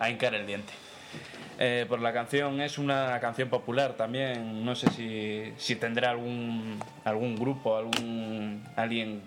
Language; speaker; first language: Spanish; native; Spanish